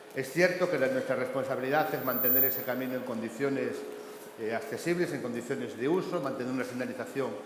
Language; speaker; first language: Spanish; non-native, local second language; Galician